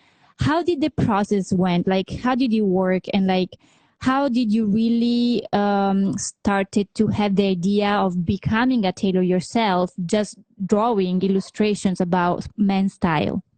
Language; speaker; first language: English; non-native, fluent; Italian